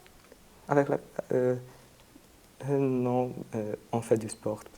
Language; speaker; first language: French; non-native, fluent; Hungarian